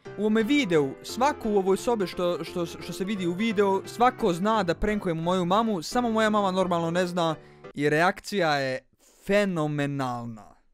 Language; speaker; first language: Bosnian; early bilingual, heritage; Bosnian